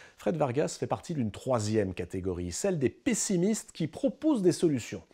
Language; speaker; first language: French; native; French